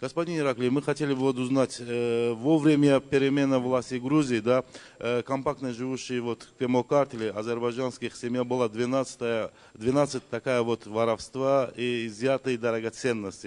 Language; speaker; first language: Russian; non-native, learner; Azerbaijani